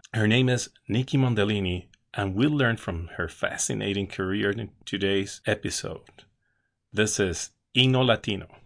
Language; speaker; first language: English; non-native, fluent; Spanish